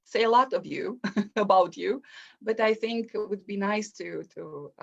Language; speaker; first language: English; non-native, fluent; Romanian